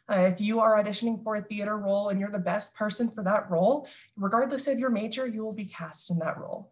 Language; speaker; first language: English; native; English